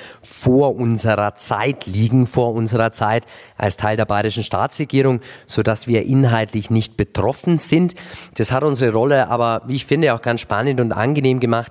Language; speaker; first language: German; native; German